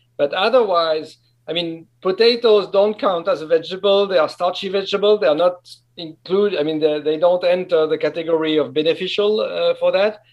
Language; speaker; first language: English; non-native, fluent; French